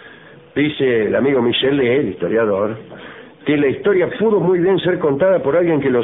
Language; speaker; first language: Spanish; native; Spanish